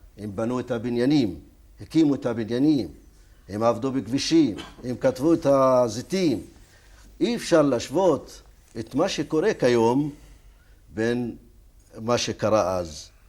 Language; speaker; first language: Hebrew; non-native, local second language; Arabic